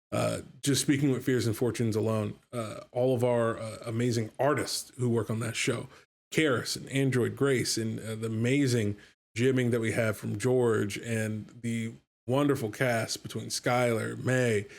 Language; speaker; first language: English; native; English